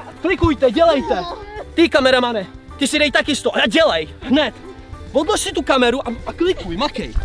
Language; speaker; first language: Czech; native; Czech